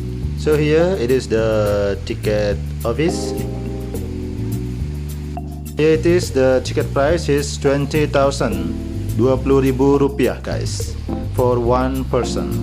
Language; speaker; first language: English; non-native, local second language; Indonesian